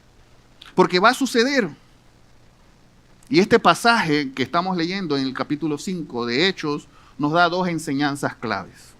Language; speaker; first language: Spanish; native; Spanish